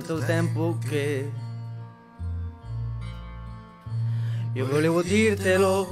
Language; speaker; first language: Italian; native; Italian